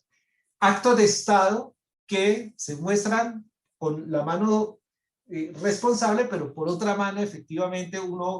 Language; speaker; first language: Spanish; native; Spanish